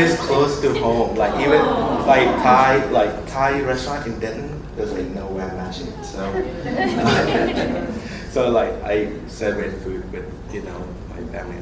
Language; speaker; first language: English; non-native, fluent; Thai